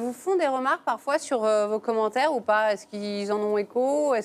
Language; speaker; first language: French; native; French